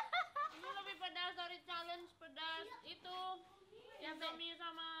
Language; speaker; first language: Indonesian; non-native, fluent; English